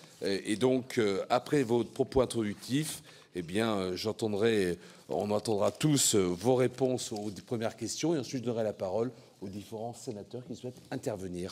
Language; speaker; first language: French; native; French